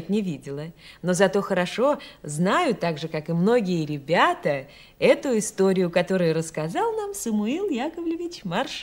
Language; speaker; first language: Russian; native; Russian